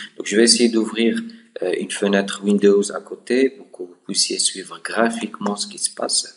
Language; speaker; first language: French; non-native, local second language; Arabic